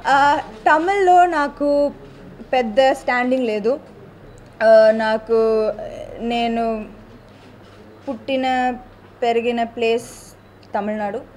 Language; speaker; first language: Telugu; non-native, local second language; Tamil